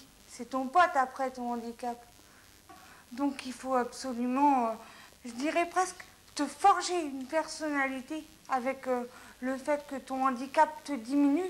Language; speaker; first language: French; native; French